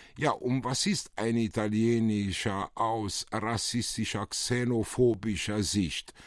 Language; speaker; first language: German; early bilingual, other home language; Italian